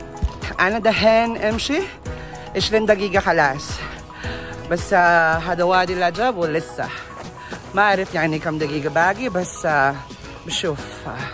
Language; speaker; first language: Arabic; non-native, learner; Filipino